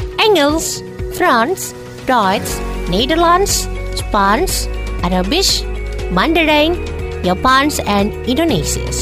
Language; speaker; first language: Dutch; non-native, learner; Indonesian